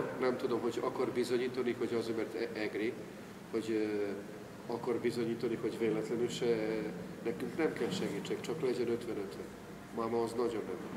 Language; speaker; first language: Hungarian; non-native, fluent; Serbian